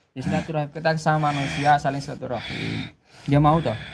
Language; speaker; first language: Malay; non-native, local second language; Javanese